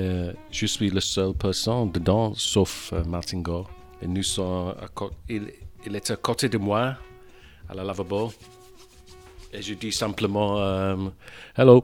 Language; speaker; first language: French; non-native, fluent; English